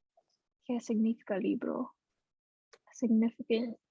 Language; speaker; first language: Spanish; non-native, learner; Filipino